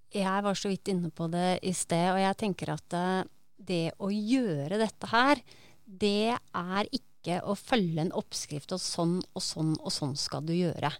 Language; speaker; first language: Norwegian; native; Norwegian